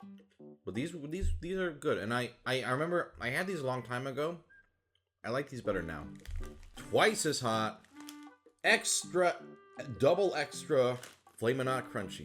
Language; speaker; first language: English; native; English